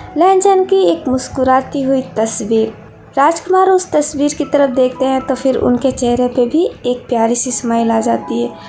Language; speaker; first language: Hindi; native; Hindi